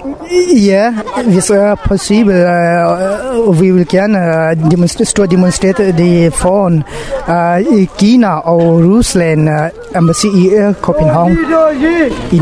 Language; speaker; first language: Danish; non-native, learner; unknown